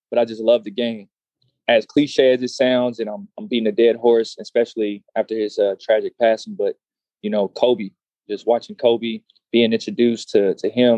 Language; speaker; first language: English; native; English